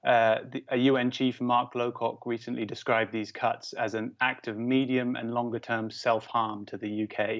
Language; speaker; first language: English; native; English